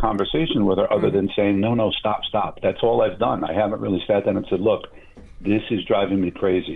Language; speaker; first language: English; native; English